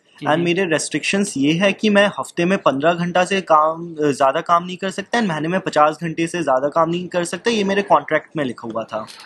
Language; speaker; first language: Hindi; native; Hindi